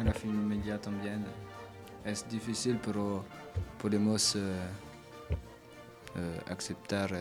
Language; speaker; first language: Spanish; non-native, learner; French